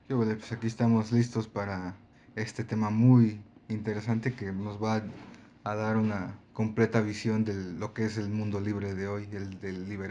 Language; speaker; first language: Spanish; native; Spanish